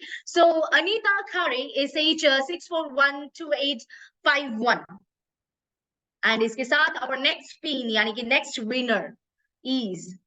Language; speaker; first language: Hindi; native; Hindi